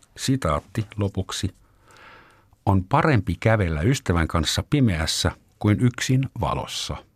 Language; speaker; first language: Finnish; non-native, fluent; German